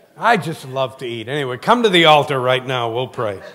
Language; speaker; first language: English; native; English